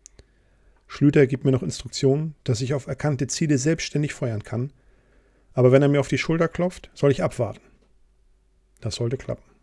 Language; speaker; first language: German; native; German